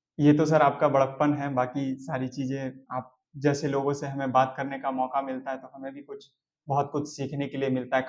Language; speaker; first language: Hindi; native; Hindi